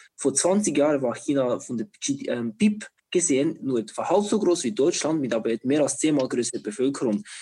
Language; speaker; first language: German; non-native, fluent; Chinese